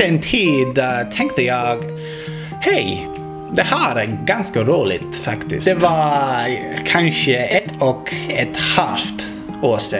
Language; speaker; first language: Swedish; non-native, learner; English